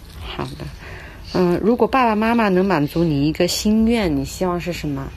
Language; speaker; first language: Chinese; native; Chinese